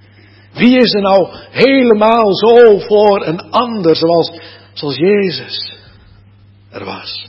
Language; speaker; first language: Dutch; native; Dutch